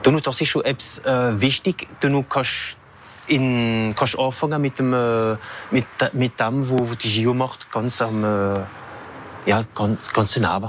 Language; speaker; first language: German; non-native, local second language; French